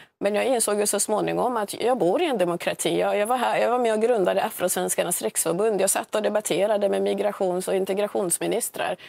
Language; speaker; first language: Swedish; early bilingual, other home language; Swahili